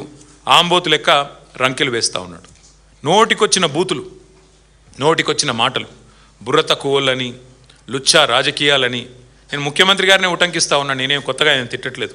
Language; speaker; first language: Telugu; native; Telugu